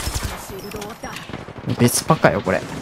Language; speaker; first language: Japanese; native; Japanese